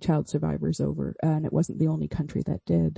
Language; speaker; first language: English; native; English